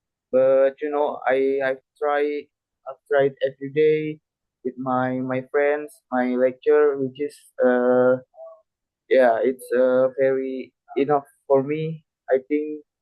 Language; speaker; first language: English; non-native, learner; Indonesian